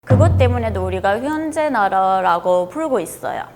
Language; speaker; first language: Korean; non-native, fluent; Turkish